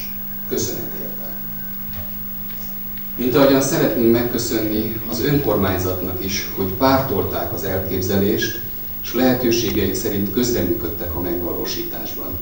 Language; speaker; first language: Hungarian; native; Hungarian